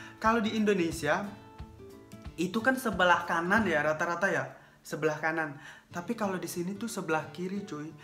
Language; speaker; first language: Indonesian; native; Indonesian